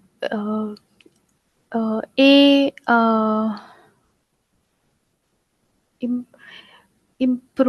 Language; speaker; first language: English; non-native, learner; Hindi